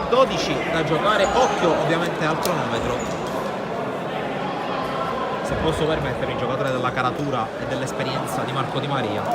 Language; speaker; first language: Italian; native; Italian